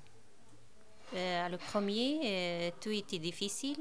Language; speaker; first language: French; non-native, learner; Arabic